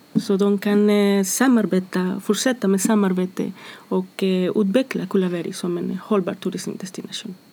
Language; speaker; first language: Swedish; non-native, fluent; Spanish